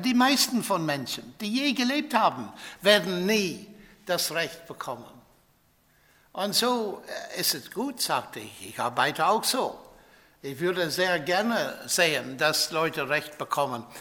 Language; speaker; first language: German; non-native, fluent; English